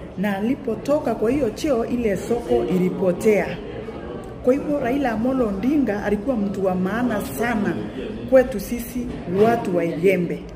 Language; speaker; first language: Swahili; non-native, local second language; Meru